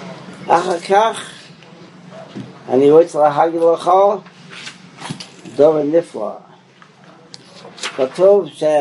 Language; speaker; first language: Hebrew; non-native, fluent; English